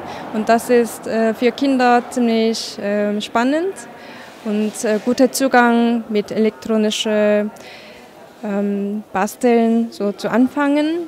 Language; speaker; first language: German; non-native, fluent; Korean